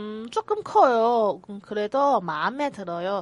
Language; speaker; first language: Korean; non-native, learner; Cantonese